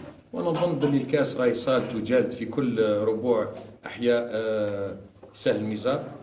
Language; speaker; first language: Arabic; native; Arabic